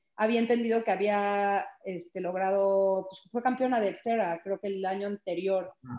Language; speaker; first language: Spanish; early bilingual, heritage; Spanish